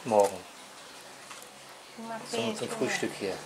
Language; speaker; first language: German; native; German